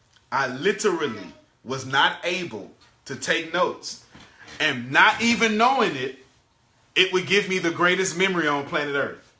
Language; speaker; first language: English; native; English